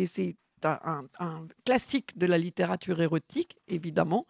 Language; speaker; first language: French; native; French